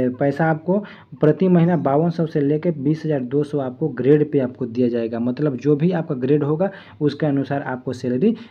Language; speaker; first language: Hindi; native; Hindi